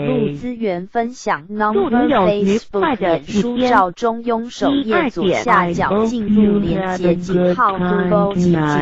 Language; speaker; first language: Chinese; native; Chinese